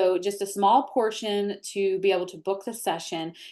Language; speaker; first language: English; native; English